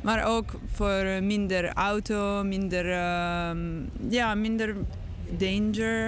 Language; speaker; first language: Dutch; non-native, learner; English